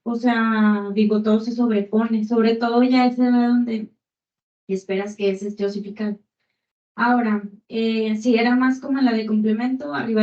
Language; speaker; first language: Spanish; native; Spanish